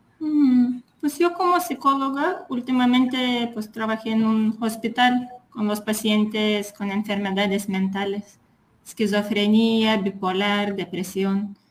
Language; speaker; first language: Spanish; non-native, fluent; Lithuanian